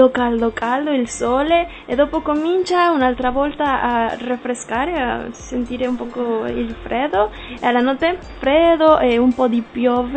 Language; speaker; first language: Italian; non-native, learner; Spanish